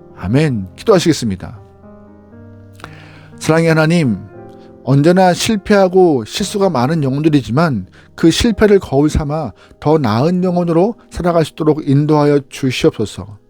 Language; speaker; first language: Korean; native; Korean